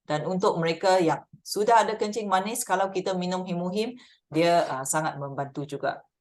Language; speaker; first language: Indonesian; non-native, local second language; Malay